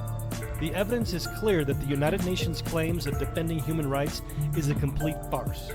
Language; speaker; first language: English; native; English